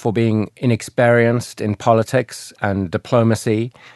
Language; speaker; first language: English; native; English